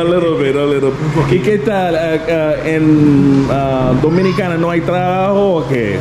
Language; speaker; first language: Spanish; non-native, learner; English